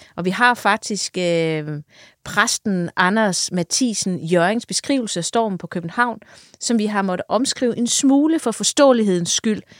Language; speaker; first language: Danish; native; Danish